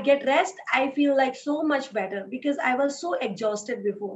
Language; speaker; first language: English; non-native, local second language; Hindi